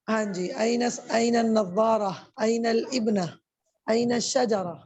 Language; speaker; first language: Arabic; non-native, fluent; Urdu